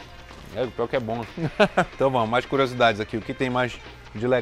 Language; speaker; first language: Portuguese; native; Portuguese